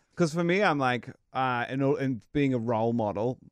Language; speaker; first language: English; native; English